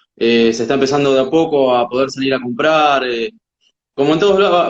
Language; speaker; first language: Spanish; native; Spanish